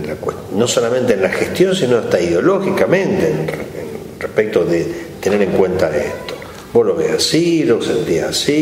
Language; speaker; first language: Spanish; native; Spanish